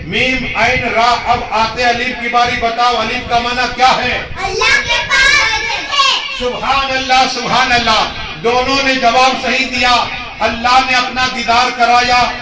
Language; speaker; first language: Urdu; non-native, local second language; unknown